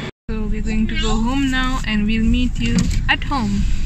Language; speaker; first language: English; non-native, local second language; Hindi